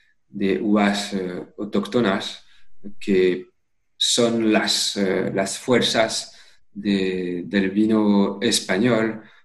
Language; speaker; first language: Spanish; non-native, fluent; French